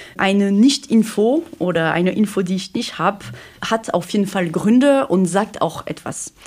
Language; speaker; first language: German; non-native, fluent; French